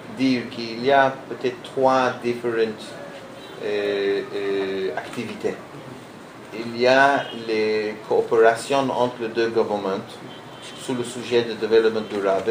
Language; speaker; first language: French; non-native, learner; Hebrew